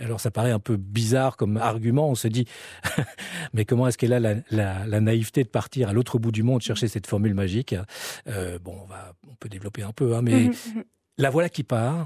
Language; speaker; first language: French; native; French